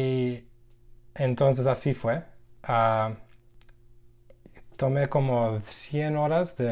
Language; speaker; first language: Spanish; non-native, learner; English